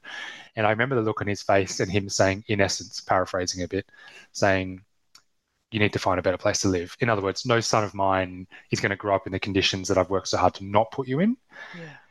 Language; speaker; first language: English; native; English